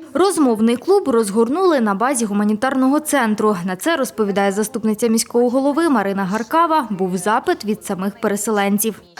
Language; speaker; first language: Ukrainian; native; Ukrainian